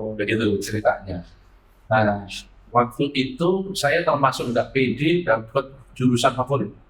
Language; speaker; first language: Indonesian; native; Indonesian